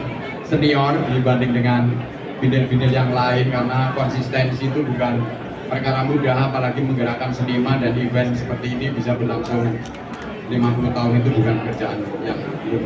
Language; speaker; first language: Indonesian; native; Indonesian